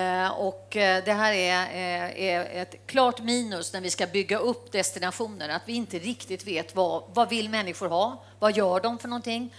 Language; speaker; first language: Swedish; native; Swedish